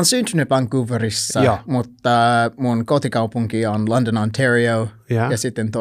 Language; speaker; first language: Finnish; non-native, learner; English